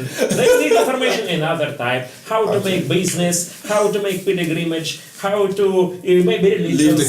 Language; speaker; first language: English; non-native, learner; Russian